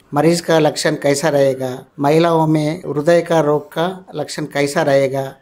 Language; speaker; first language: Hindi; non-native, local second language; Telugu